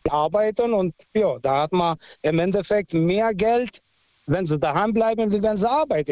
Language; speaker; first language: German; non-native, local second language; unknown